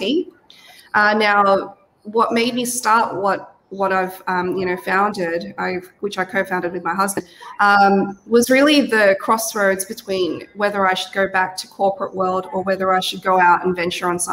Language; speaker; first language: English; native; English